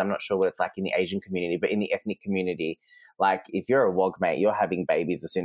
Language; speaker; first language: English; non-native, local second language; Serbian